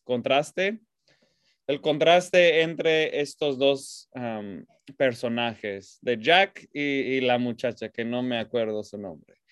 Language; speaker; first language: Spanish; non-native, fluent; English